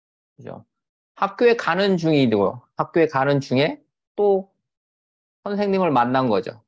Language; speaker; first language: Korean; native; Korean